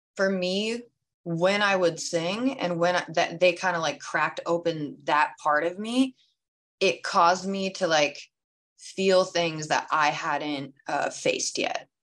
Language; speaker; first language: English; native; English